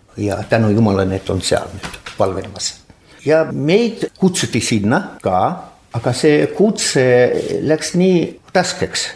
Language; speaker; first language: Estonian; non-native, local second language; Russian